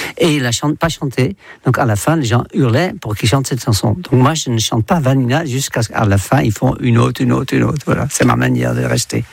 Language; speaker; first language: French; non-native, fluent; Dutch